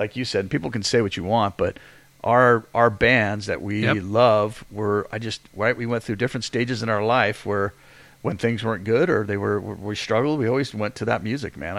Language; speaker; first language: English; native; English